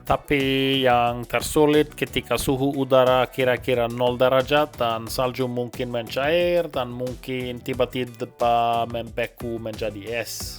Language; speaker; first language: Indonesian; non-native, fluent; Norwegian